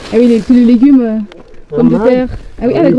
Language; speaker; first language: French; native; French